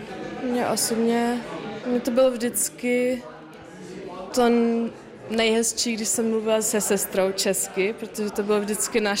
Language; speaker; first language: Czech; early bilingual, heritage; German